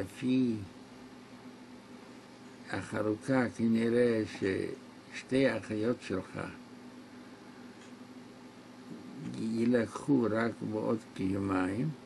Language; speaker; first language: Hebrew; non-native, local second language; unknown